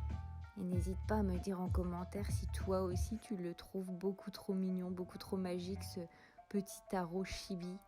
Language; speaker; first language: French; native; French